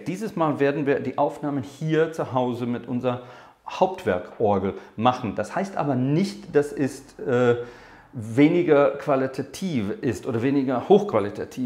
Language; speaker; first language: German; non-native, fluent; English